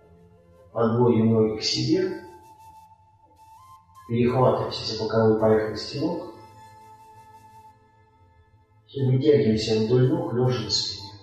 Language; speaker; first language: Russian; native; Russian